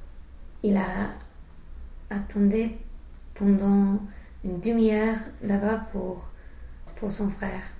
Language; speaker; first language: French; non-native, fluent; English